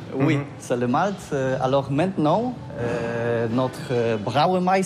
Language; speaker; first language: French; non-native, learner; Polish